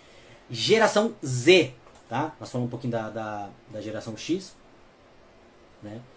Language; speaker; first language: Portuguese; native; Portuguese